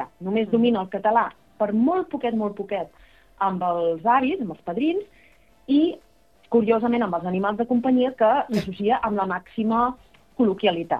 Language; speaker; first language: Catalan; native; Catalan